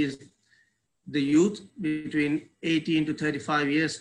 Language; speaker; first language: English; non-native, local second language; Urdu